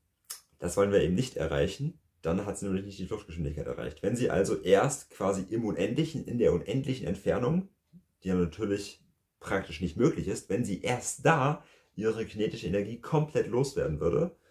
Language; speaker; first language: German; native; German